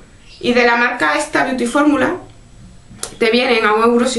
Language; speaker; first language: Spanish; native; Spanish